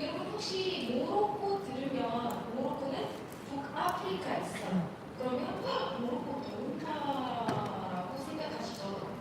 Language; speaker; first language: Korean; non-native, learner; Arabic